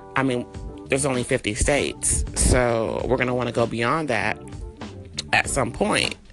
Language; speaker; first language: English; early bilingual, other home language; German